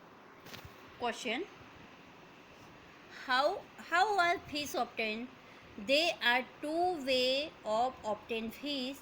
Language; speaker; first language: English; non-native, local second language; Hindi